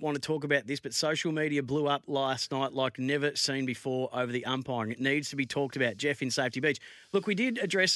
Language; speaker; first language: English; native; English